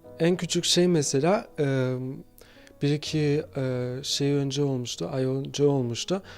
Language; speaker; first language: Turkish; early bilingual, other home language; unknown